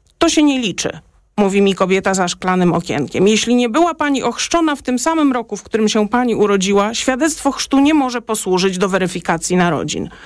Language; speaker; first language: Polish; native; Polish